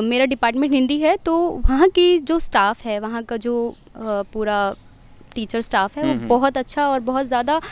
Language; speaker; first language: Hindi; native; Hindi